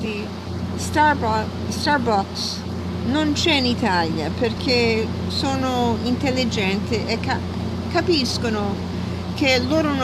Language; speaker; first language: Italian; early bilingual, heritage; Italian